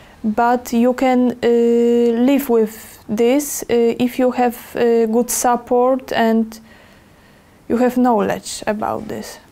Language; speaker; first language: English; non-native, learner; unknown